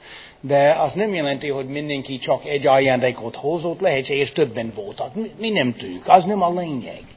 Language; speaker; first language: Hungarian; non-native, fluent; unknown